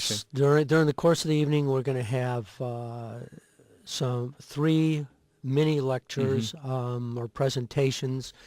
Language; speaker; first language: English; native; English